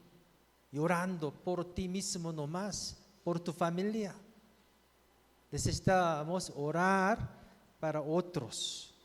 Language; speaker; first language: Spanish; non-native, fluent; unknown